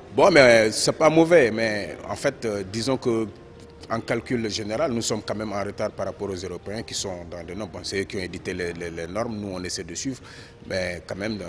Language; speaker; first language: French; non-native, local second language; Wolof